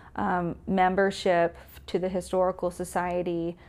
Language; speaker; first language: English; native; English